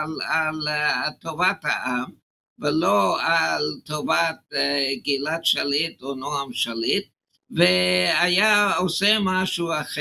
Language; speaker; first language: Hebrew; non-native, fluent; English